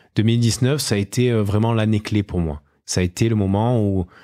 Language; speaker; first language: French; native; French